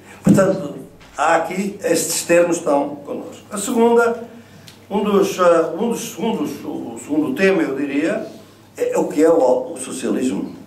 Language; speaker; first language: Portuguese; native; Portuguese